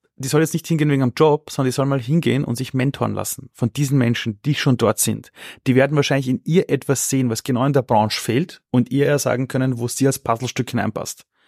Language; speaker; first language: German; early bilingual, other home language; Persian